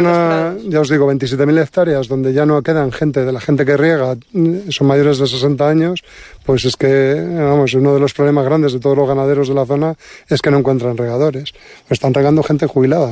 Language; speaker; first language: Spanish; native; Spanish